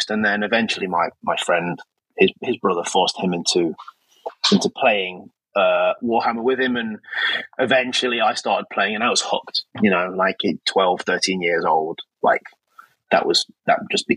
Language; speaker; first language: English; native; English